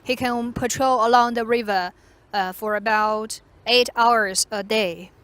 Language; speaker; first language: English; non-native, fluent; Chinese